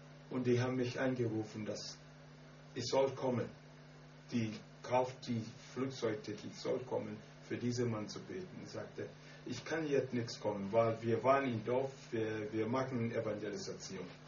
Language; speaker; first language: German; non-native, learner; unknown